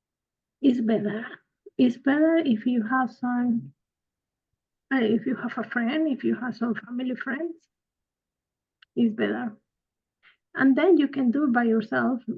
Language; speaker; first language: English; non-native, fluent; Spanish